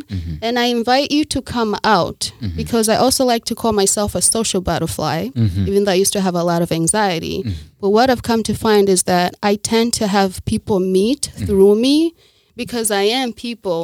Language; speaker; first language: English; non-native, local second language; Kinyarwanda